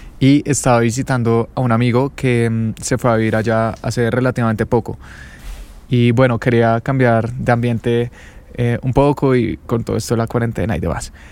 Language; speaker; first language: Spanish; native; Spanish